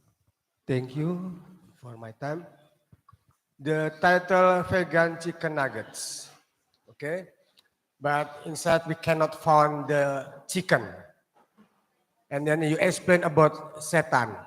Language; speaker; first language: English; non-native, learner; Indonesian